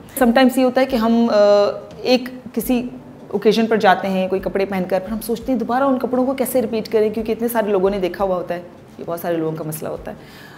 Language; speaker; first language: Urdu; native; Urdu